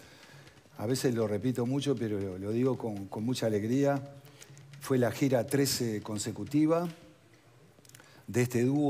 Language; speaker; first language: Spanish; native; Spanish